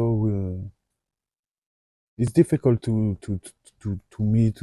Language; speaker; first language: English; non-native, learner; French